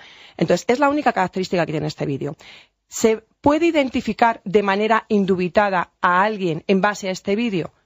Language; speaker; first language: Spanish; native; Spanish